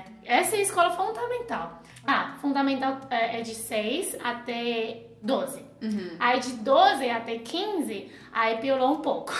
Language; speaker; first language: Portuguese; non-native, fluent; Chinese